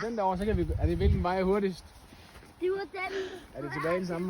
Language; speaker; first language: Danish; early bilingual, heritage; Danish